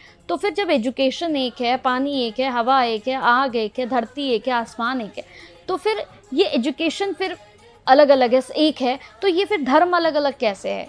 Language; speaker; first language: Hindi; native; Hindi